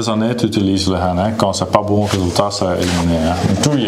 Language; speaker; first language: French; non-native, learner; Dutch